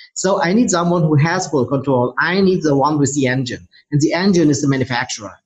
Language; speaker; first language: English; non-native, fluent; German